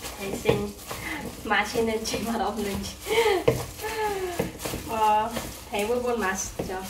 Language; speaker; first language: Korean; non-native, fluent; Khmer